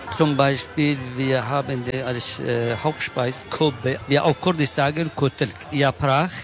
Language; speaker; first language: German; non-native, learner; Kurdish